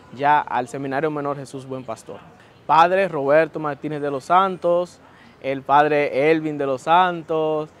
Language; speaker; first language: Spanish; native; Spanish